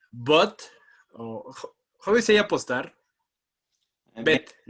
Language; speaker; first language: English; non-native, learner; Spanish